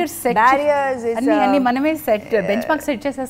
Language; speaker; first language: Telugu; native; Telugu